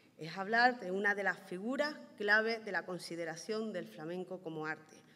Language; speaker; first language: Spanish; native; Spanish